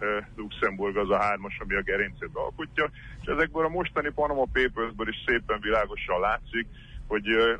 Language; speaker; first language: Hungarian; native; Hungarian